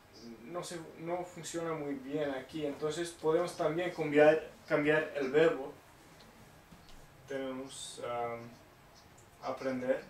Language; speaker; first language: Spanish; non-native, fluent; English